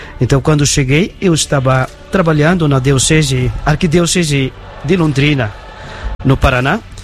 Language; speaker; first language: Portuguese; non-native, fluent; Bangla